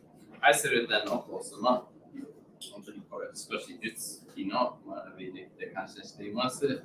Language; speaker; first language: Japanese; non-native, learner; English